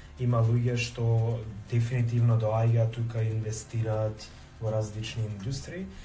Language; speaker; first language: Macedonian; early bilingual, heritage; Macedonian